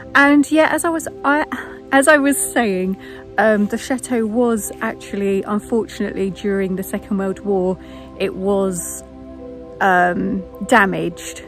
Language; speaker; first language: English; native; English